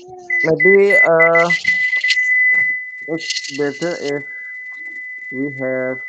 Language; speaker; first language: English; non-native, learner; Indonesian